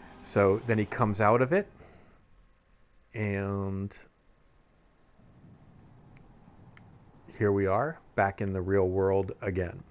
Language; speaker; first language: English; native; English